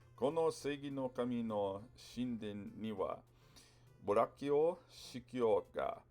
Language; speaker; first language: Japanese; non-native, learner; English